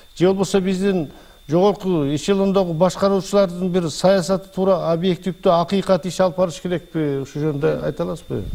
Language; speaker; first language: Kyrgyz; native; Kyrgyz